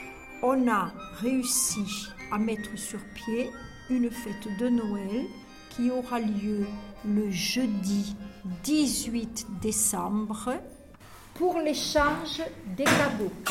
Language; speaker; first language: French; native; French